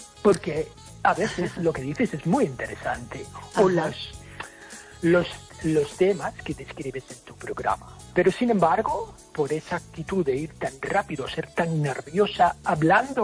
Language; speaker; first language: Spanish; non-native, fluent; English